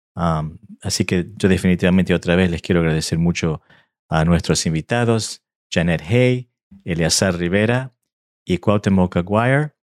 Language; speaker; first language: Spanish; early bilingual, heritage; Spanish